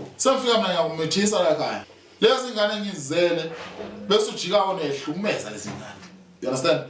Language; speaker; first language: Zulu; native; Zulu